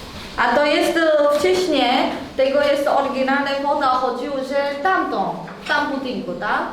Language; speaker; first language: Polish; non-native, learner; Korean